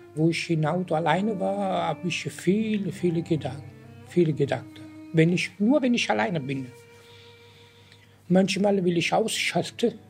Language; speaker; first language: German; non-native, learner; Italian